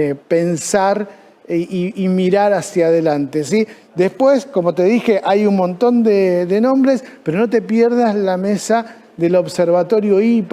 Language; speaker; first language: Spanish; native; Spanish